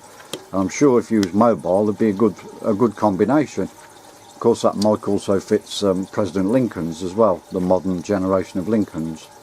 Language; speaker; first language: English; native; English